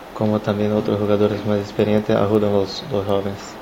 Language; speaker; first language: Spanish; non-native, learner; Portuguese